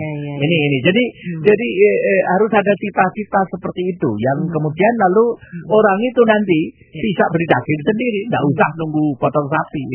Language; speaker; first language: Indonesian; non-native, local second language; Javanese